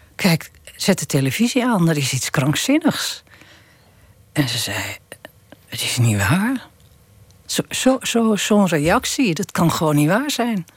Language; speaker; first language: Dutch; native; Dutch